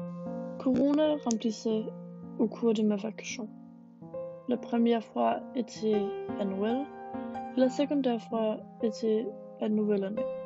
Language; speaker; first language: French; non-native, learner; English